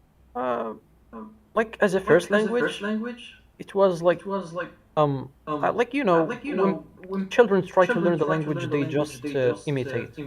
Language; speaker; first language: English; non-native, fluent; Arabic